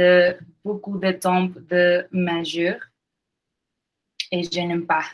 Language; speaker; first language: French; non-native, learner; Spanish